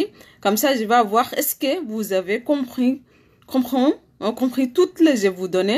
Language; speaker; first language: French; non-native, learner; Arabic